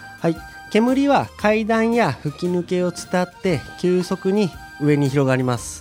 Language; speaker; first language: Japanese; native; Japanese